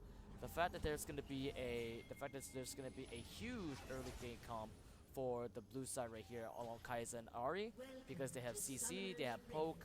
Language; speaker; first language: English; native; English